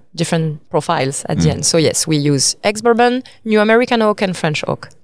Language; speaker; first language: English; non-native, fluent; French